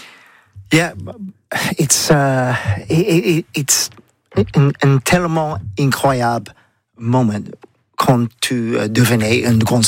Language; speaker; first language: French; non-native, learner; English